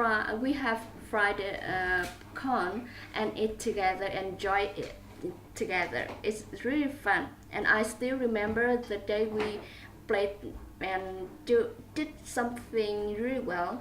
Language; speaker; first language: English; non-native, learner; Vietnamese